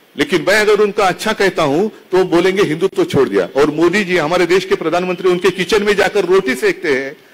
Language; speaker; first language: Hindi; non-native, local second language; Marathi